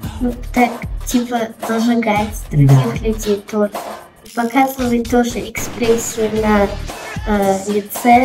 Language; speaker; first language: Russian; early bilingual, heritage; Russian